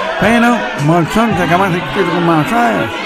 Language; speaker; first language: French; native; French